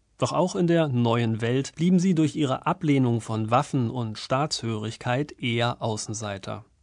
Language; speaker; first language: German; native; German